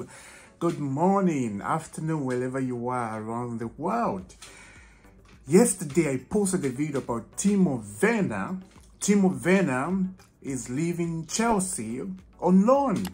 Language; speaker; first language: English; non-native, fluent; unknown